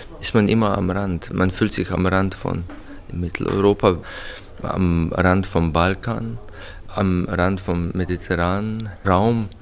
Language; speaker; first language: German; non-native, fluent; Slovenian